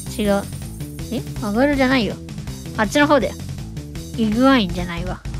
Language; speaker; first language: Japanese; native; Japanese